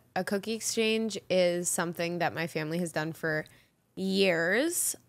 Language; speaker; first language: English; native; English